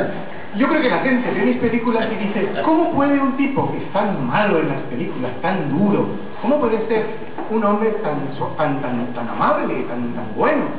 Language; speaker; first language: Spanish; native; Spanish